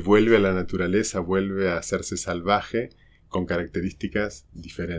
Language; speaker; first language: Spanish; native; Spanish